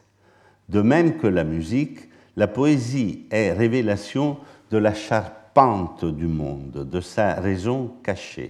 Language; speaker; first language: French; non-native, fluent; Italian